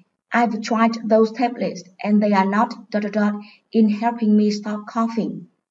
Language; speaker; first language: English; non-native, fluent; Vietnamese